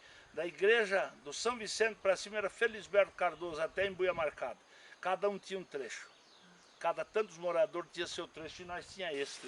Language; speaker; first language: Portuguese; native; Portuguese